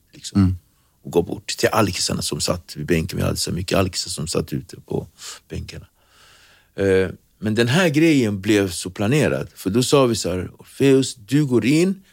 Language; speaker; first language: Swedish; early bilingual, other home language; Kabuverdianu